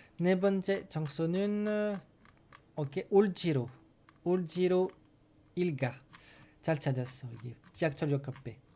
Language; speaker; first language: Korean; non-native, learner; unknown